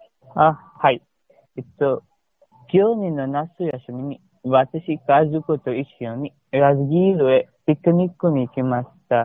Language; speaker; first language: Japanese; non-native, learner; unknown